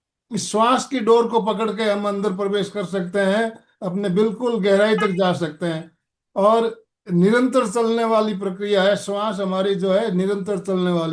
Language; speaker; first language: Hindi; native; Hindi